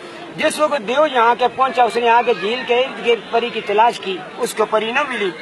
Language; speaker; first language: Hindi; non-native, local second language; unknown